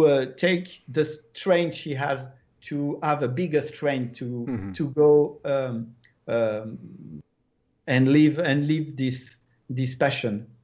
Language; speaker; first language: English; non-native, learner; French